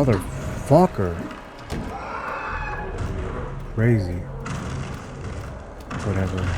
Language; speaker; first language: English; native; English